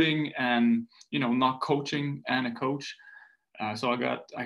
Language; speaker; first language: English; non-native, fluent; French